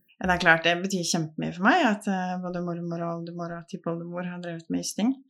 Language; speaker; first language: Norwegian; native; Norwegian